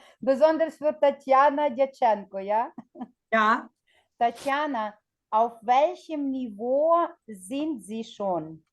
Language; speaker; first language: German; non-native, fluent; Ukrainian